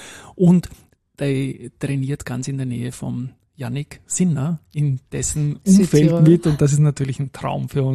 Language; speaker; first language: German; native; German